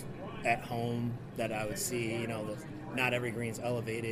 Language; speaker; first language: English; native; English